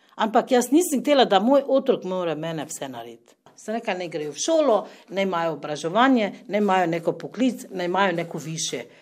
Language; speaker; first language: Slovenian; non-native, fluent; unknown